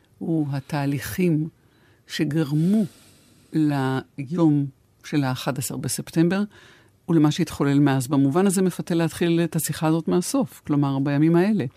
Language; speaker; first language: Hebrew; native; Hebrew